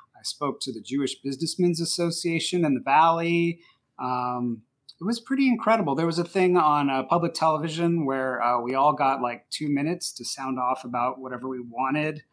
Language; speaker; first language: English; native; English